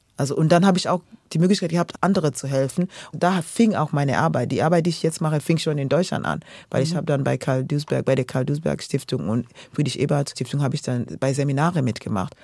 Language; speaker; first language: German; non-native, fluent; Luo (Kenya and Tanzania)